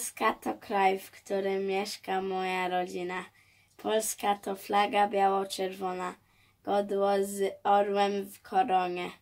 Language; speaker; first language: Polish; early bilingual, heritage; Polish